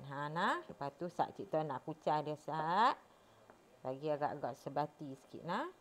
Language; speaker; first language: Malay; native; Malay